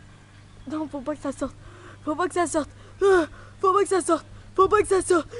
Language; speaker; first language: French; native; French